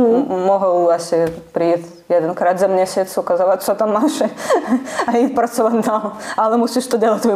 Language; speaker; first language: Czech; non-native, learner; Russian